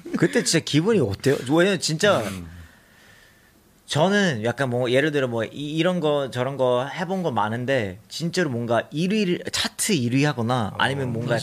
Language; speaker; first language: Korean; early bilingual, other home language; English